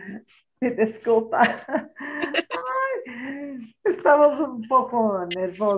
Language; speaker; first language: Spanish; non-native, learner; Portuguese